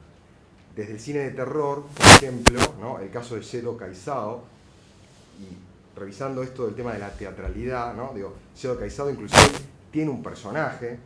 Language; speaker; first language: Spanish; native; Spanish